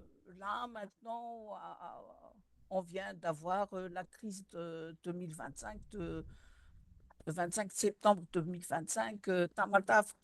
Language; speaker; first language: French; non-native, local second language; Malagasy